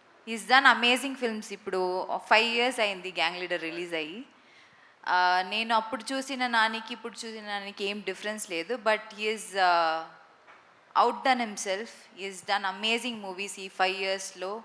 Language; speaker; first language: Telugu; non-native, fluent; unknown